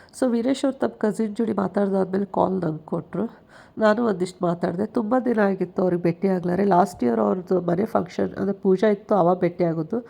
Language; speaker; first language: Kannada; native; Kannada